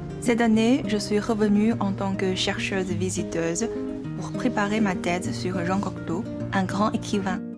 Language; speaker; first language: French; non-native, fluent; Chinese